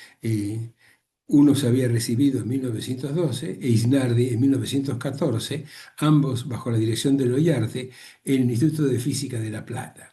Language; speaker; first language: Spanish; native; Spanish